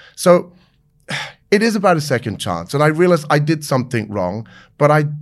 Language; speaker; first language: English; native; English